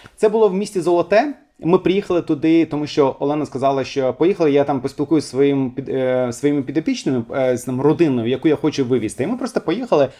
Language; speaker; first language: Ukrainian; non-native, fluent; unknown